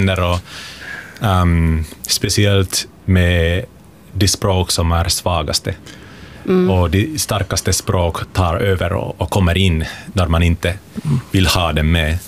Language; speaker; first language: Swedish; non-native, local second language; Finnish